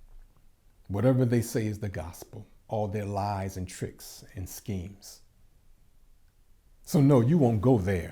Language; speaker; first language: English; native; English